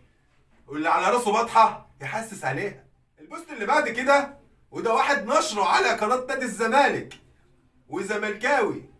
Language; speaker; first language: Arabic; native; Arabic